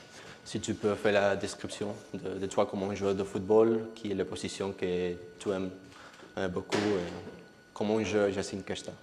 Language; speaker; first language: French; non-native, learner; Spanish